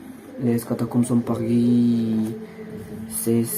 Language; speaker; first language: French; non-native, learner; Spanish